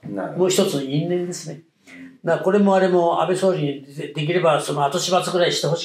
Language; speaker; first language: Japanese; native; Japanese